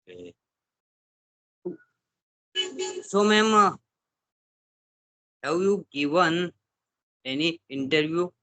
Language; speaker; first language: English; non-native, learner; Hindi